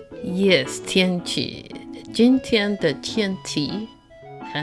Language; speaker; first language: Chinese; non-native, learner; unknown